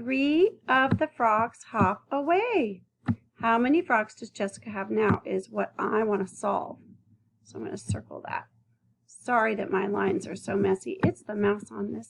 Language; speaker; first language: English; native; English